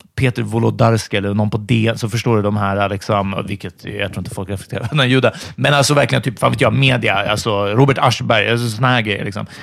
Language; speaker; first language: Swedish; native; Swedish